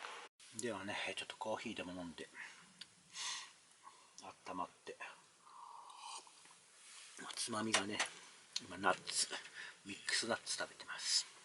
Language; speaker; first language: Japanese; native; Japanese